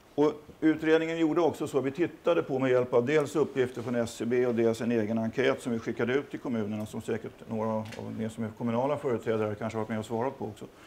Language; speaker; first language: Swedish; native; Swedish